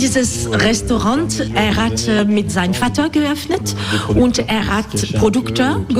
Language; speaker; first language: German; non-native, learner; French